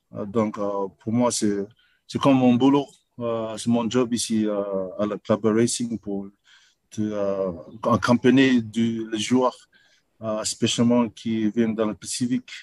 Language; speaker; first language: French; non-native, learner; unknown